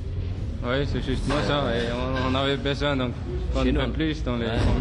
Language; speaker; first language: French; non-native, fluent; Swedish